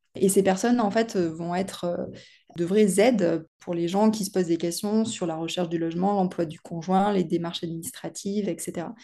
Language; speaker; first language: French; native; French